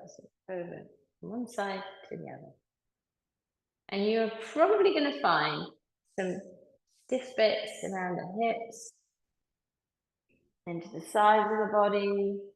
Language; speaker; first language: English; native; English